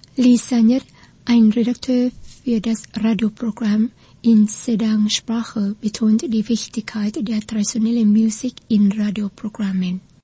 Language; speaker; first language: German; non-native, fluent; Vietnamese